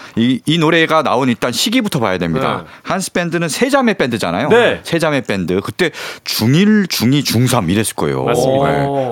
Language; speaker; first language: Korean; native; Korean